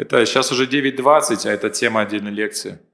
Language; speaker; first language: Russian; native; Russian